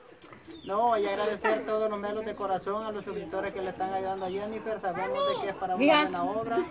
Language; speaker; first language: Spanish; native; Spanish